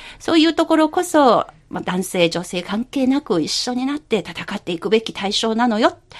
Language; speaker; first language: Japanese; non-native, local second language; Chinese